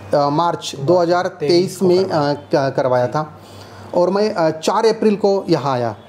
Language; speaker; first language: Hindi; non-native, local second language; Marathi